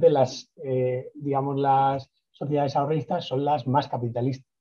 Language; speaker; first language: Spanish; native; Spanish